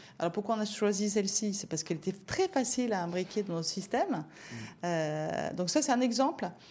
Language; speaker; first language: French; non-native, fluent; Norwegian